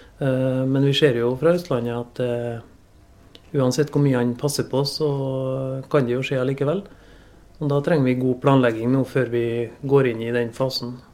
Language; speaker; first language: Norwegian; native; Norwegian